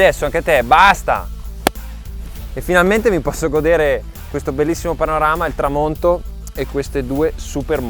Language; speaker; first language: Italian; native; Italian